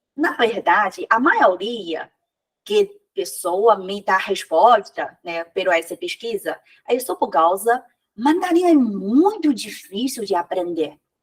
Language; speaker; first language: Portuguese; non-native, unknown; Chinese